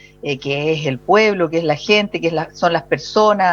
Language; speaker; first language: Spanish; native; Spanish